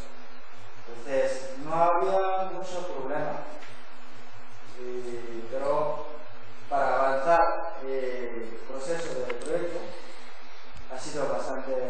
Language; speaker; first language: Spanish; non-native, learner; Korean